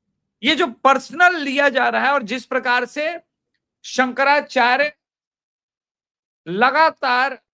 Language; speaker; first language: Hindi; native; Hindi